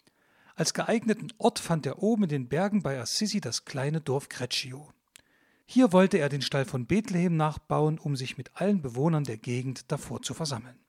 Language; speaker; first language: German; native; German